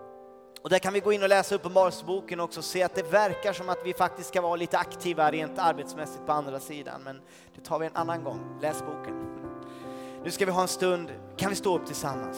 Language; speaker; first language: Swedish; native; Swedish